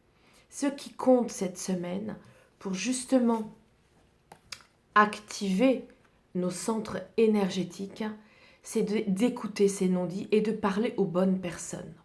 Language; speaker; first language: French; native; French